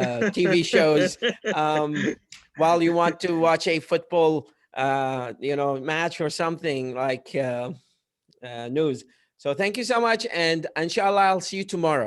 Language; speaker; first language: English; non-native, fluent; Arabic